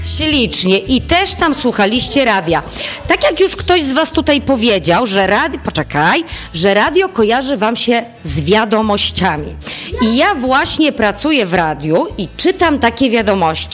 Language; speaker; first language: Polish; native; Polish